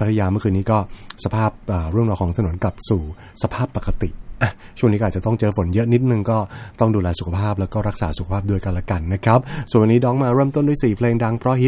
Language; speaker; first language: Thai; native; Thai